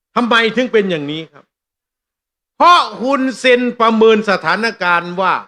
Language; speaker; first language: Thai; non-native, local second language; Northeastern Thai